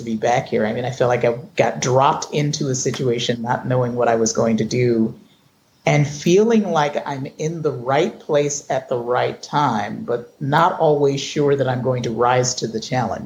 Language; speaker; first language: English; native; English